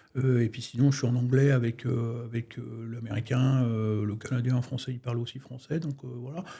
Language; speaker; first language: French; native; French